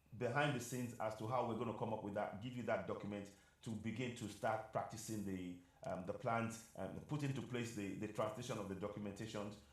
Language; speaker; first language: English; non-native, local second language; Yoruba